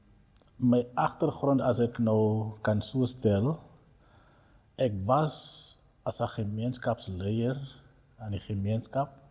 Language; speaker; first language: Afrikaans; non-native, local second language; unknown